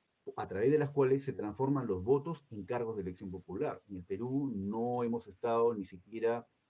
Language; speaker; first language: Spanish; native; Spanish